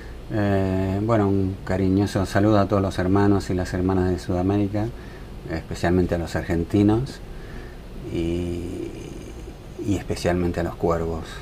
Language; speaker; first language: Spanish; early bilingual, other home language; English